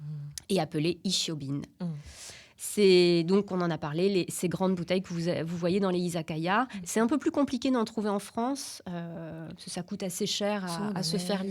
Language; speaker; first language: French; native; French